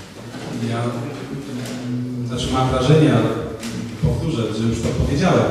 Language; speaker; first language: Polish; native; Polish